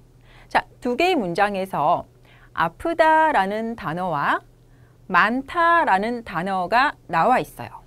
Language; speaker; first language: Korean; native; Korean